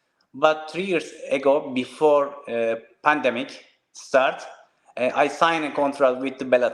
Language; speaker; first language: English; non-native, learner; Turkish